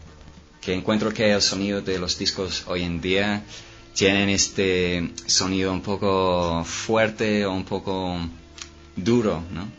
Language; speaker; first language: Spanish; non-native, fluent; English